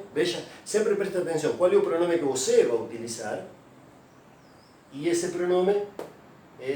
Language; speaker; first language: Portuguese; non-native, fluent; Spanish